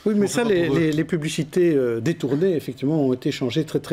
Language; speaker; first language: French; native; French